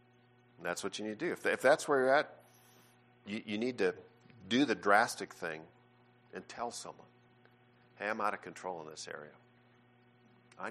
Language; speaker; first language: English; native; English